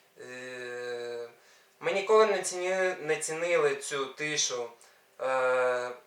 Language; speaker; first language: Ukrainian; non-native, local second language; Russian